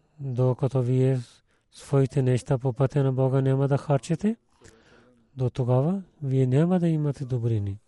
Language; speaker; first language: Bulgarian; non-native, learner; Urdu